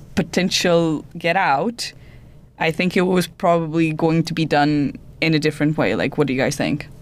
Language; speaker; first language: English; non-native, fluent; Portuguese